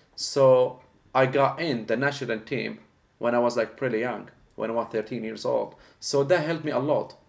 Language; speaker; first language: English; non-native, fluent; Arabic